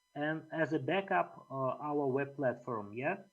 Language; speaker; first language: English; non-native, fluent; Russian